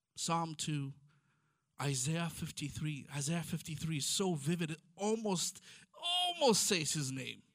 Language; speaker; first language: English; non-native, fluent; Amharic